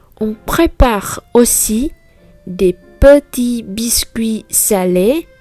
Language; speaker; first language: French; non-native, fluent; Vietnamese